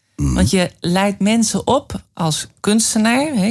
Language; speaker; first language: Dutch; native; Dutch